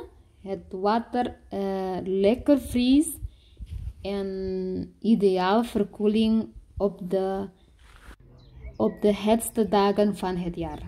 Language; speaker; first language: Dutch; non-native, learner; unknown